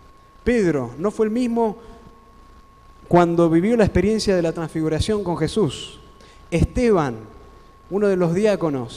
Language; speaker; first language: Spanish; native; Spanish